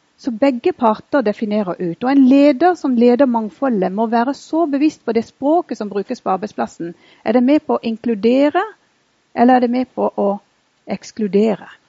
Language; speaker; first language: Norwegian; early bilingual, other home language; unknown